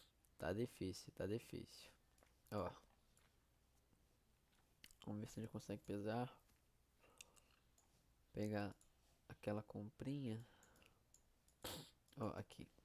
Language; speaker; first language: Portuguese; native; Portuguese